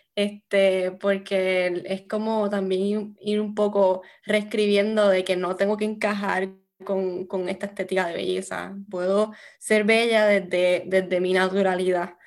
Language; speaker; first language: Spanish; native; Spanish